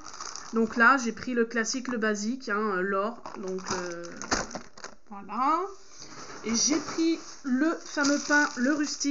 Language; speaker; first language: French; native; French